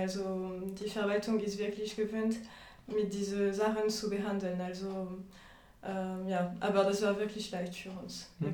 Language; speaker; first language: German; non-native, fluent; French